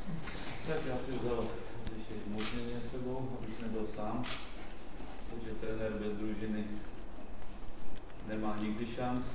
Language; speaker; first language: Polish; non-native, learner; Czech